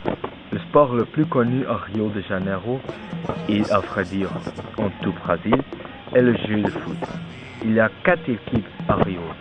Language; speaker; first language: French; non-native, learner; Dutch